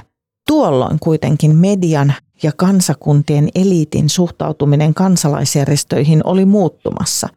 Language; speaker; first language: Finnish; native; Finnish